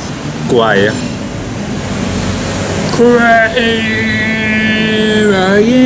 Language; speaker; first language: Vietnamese; non-native, learner; Japanese